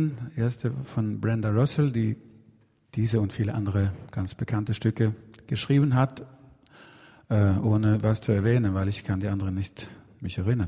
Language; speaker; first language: German; non-native, fluent; Swedish